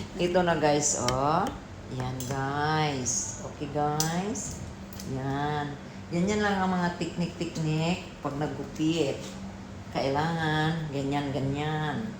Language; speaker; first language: Filipino; non-native, local second language; Cebuano